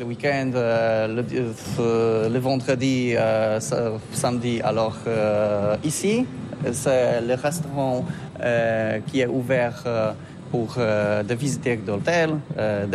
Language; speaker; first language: French; non-native, learner; Polish